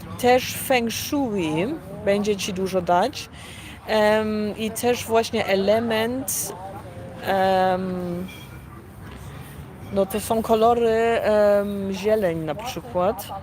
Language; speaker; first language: Polish; early bilingual, heritage; Polish